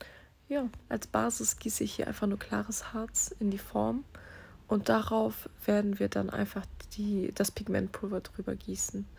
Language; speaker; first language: German; native; German